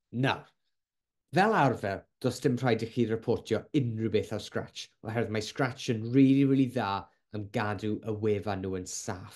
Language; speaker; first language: Welsh; non-native, local second language; English